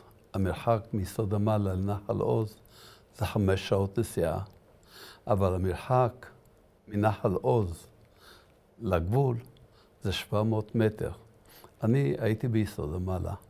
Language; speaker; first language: Hebrew; early bilingual, other home language; Arabic